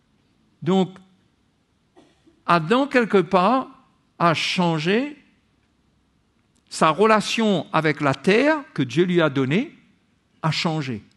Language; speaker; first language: French; native; French